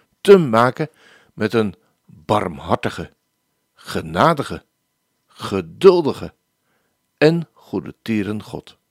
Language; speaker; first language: Dutch; native; Dutch